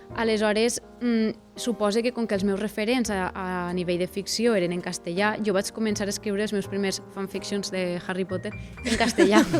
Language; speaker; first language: Catalan; native; Catalan